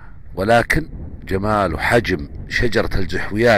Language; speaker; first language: Arabic; native; Arabic